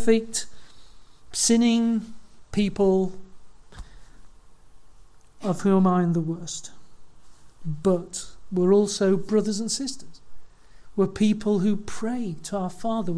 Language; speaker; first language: English; native; English